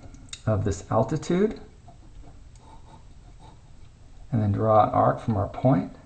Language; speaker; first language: English; native; English